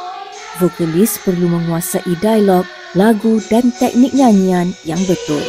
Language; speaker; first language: Malay; native; Malay